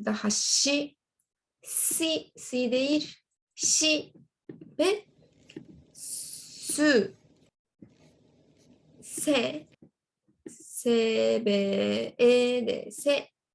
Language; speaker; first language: Turkish; non-native, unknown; Japanese